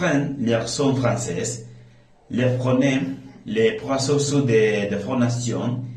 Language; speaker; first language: French; non-native, learner; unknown